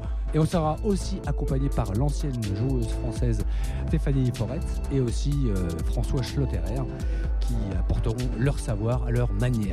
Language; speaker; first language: French; native; French